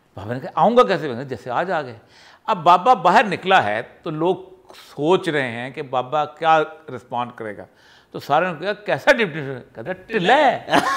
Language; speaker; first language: Urdu; non-native, local second language; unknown